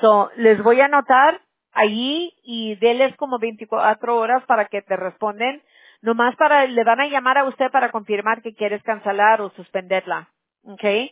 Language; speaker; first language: Spanish; early bilingual, heritage; Spanish